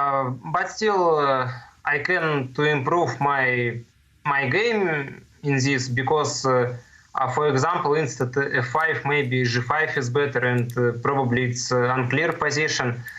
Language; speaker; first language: English; non-native, learner; Russian